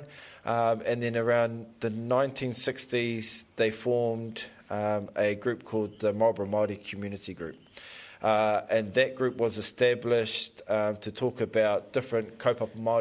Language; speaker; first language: English; native; English